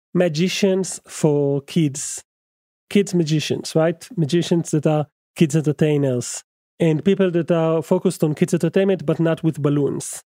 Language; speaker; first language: English; non-native, fluent; Hebrew